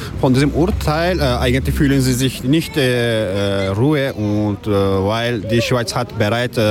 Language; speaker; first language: German; non-native, learner; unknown